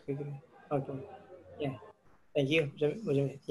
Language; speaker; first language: English; non-native, fluent; Indonesian